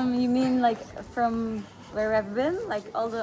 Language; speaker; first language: English; non-native, fluent; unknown